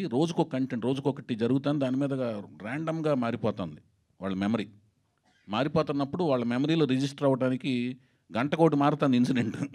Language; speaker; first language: Telugu; native; Telugu